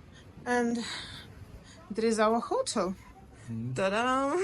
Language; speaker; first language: English; non-native, learner; Russian